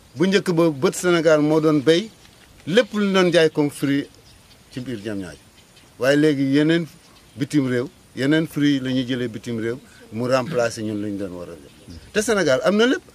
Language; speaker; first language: Wolof; native; Wolof